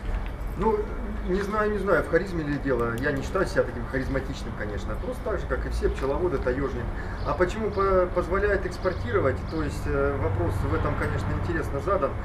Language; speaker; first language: Russian; native; Russian